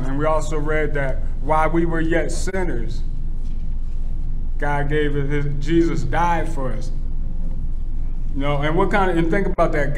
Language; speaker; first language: English; native; English